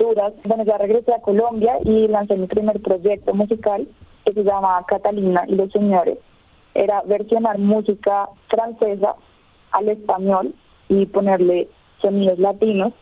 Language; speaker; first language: Spanish; native; Spanish